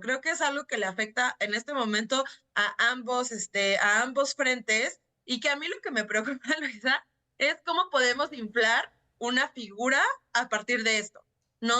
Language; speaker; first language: Spanish; native; Spanish